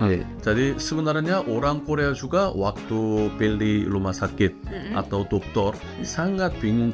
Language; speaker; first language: Indonesian; non-native, fluent; Korean